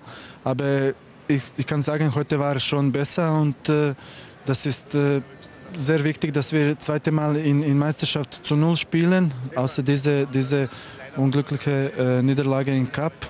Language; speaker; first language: German; non-native, fluent; Croatian